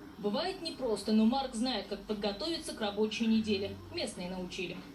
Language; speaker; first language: Russian; native; Russian